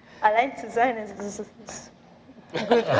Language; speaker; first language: German; non-native, learner; Spanish